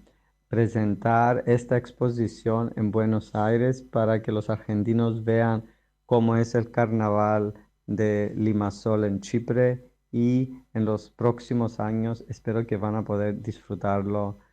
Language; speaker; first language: Spanish; non-native, fluent; Greek